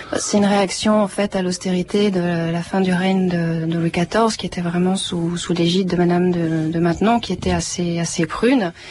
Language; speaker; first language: French; native; French